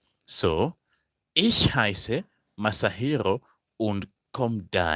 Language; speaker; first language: German; non-native, fluent; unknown